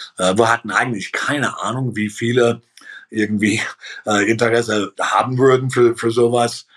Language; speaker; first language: German; early bilingual, heritage; German